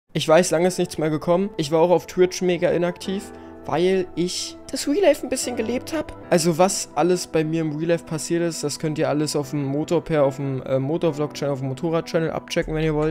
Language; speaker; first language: German; native; German